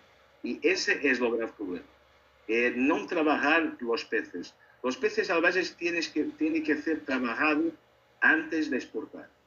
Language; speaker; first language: Spanish; non-native, learner; Portuguese